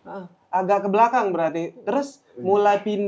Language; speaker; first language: Indonesian; native; Indonesian